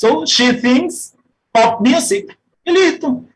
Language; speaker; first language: English; non-native, fluent; Spanish